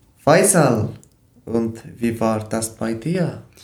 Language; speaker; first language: German; non-native, learner; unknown